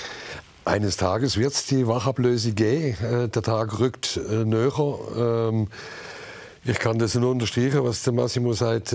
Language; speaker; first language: German; native; German